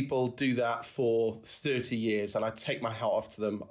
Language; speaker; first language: English; native; English